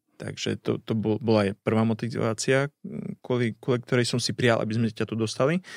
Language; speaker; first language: Slovak; native; Slovak